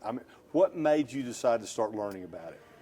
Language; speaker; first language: English; native; English